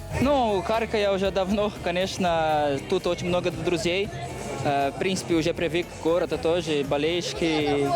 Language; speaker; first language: Russian; non-native, fluent; Portuguese